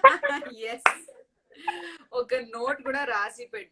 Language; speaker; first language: Telugu; non-native, fluent; Tamil